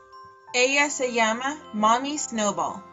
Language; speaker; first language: Spanish; non-native, learner; English